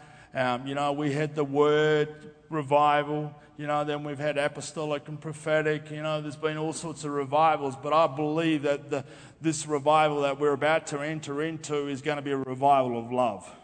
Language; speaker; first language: English; native; English